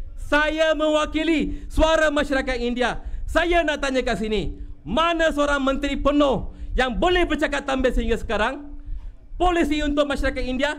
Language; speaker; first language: Malay; non-native, local second language; Tamil